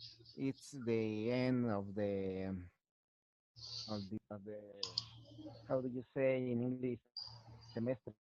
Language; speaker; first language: English; non-native, learner; Spanish